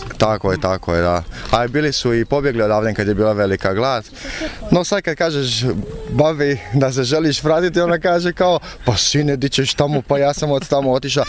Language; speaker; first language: Croatian; native; Croatian